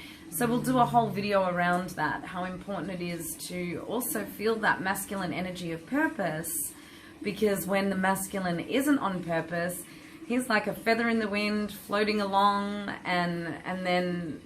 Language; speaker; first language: English; native; English